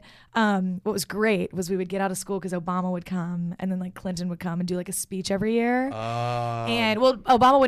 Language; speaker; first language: English; native; English